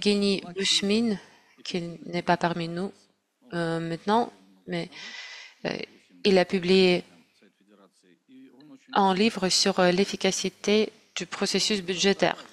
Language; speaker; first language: French; non-native, fluent; Russian